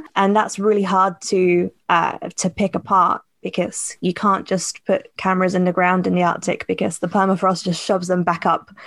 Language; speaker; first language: English; native; English